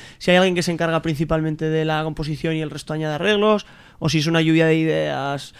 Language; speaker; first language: Spanish; native; Spanish